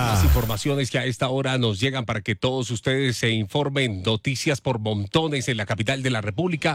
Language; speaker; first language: Spanish; native; Spanish